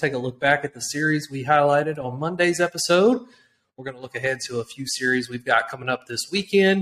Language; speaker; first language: English; native; English